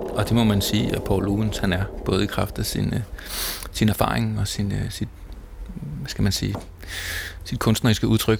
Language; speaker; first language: Danish; native; Danish